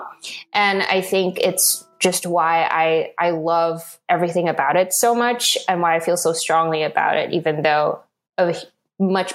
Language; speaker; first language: English; non-native, local second language; Cantonese